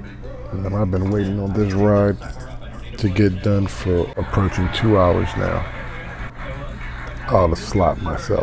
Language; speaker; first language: English; native; English